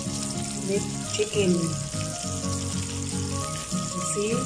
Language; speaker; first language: English; non-native, local second language; Filipino